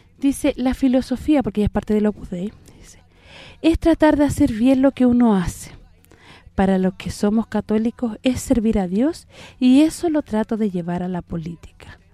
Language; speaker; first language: Spanish; native; Spanish